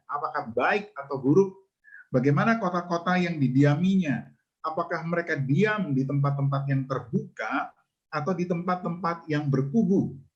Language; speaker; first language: Indonesian; native; Indonesian